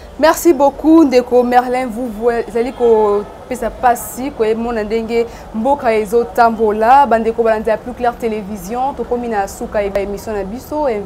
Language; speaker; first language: Lingala; native; Lingala